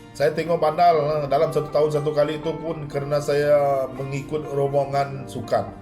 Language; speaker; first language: Malay; non-native, local second language; Iban